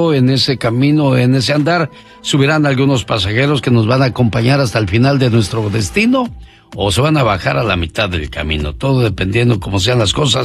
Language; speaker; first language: Spanish; native; Spanish